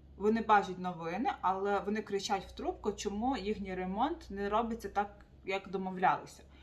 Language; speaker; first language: Ukrainian; native; Ukrainian